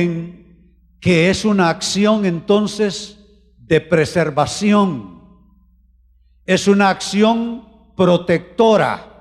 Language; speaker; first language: Spanish; native; Spanish